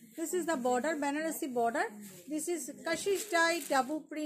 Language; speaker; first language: English; non-native, local second language; Bangla